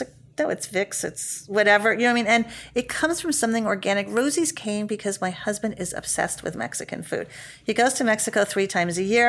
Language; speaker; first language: English; native; English